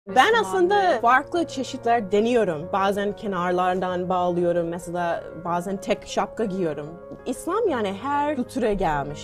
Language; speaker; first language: Turkish; non-native, learner; English